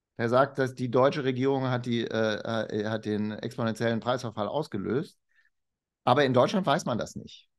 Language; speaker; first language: German; native; German